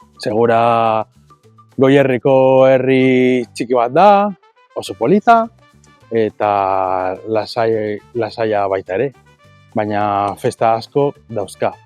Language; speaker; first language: Basque; non-native, learner; Spanish